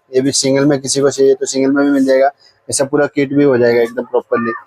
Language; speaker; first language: Hindi; non-native, local second language; Marathi